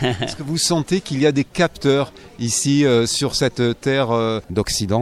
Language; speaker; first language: French; native; French